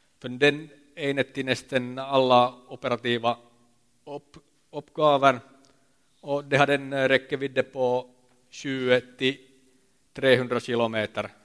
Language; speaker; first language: Swedish; non-native, local second language; Finnish